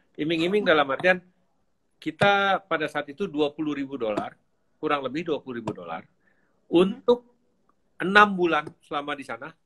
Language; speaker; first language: Indonesian; native; Indonesian